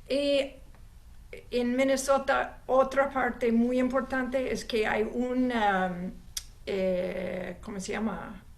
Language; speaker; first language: Spanish; non-native, fluent; English